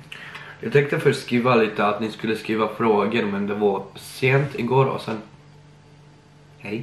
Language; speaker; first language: Swedish; early bilingual, other home language; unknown